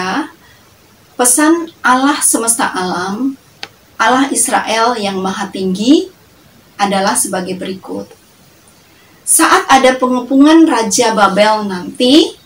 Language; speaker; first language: Indonesian; native; Indonesian